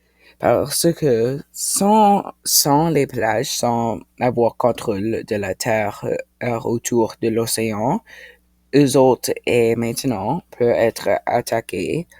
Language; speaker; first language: French; non-native, local second language; English